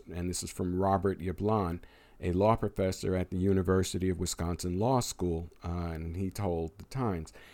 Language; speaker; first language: English; native; English